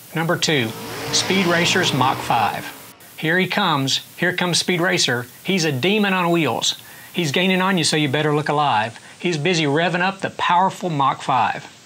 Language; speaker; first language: English; native; English